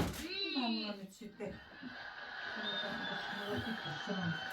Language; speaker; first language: Finnish; native; Finnish